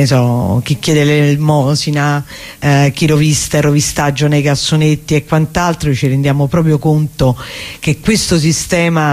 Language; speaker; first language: Italian; native; Italian